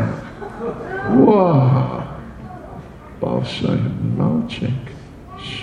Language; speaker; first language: Russian; non-native, learner; English